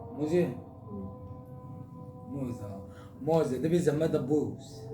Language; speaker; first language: Arabic; native; Arabic